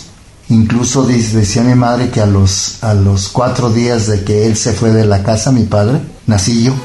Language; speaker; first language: Spanish; native; Spanish